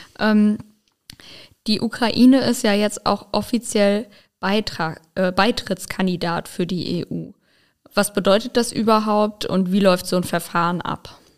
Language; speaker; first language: German; native; German